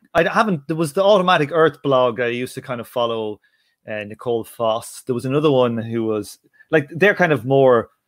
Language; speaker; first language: English; native; English